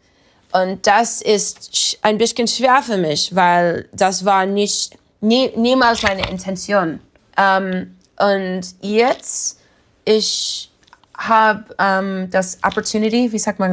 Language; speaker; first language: German; non-native, learner; English